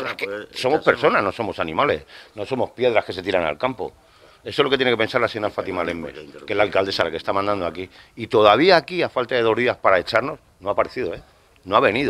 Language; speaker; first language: Spanish; native; Spanish